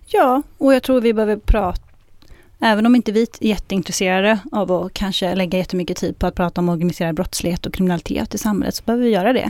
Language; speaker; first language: Swedish; early bilingual, other home language; Arabic